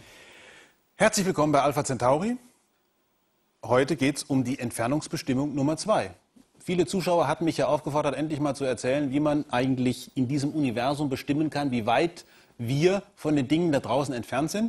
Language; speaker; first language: German; native; German